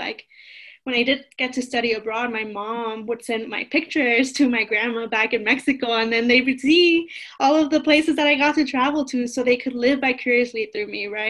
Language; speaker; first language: English; early bilingual, other home language; Spanish